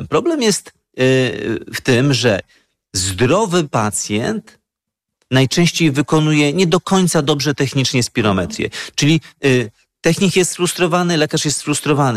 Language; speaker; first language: Polish; native; Polish